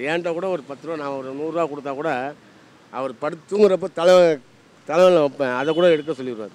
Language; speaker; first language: Tamil; native; Tamil